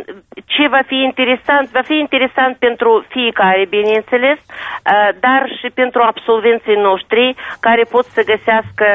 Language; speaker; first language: Romanian; non-native, local second language; Russian